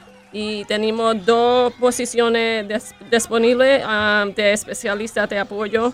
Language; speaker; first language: Spanish; early bilingual, heritage; Spanish